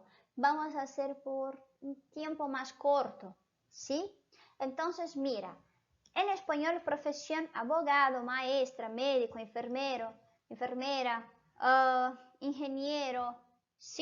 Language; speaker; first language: Spanish; non-native, fluent; Portuguese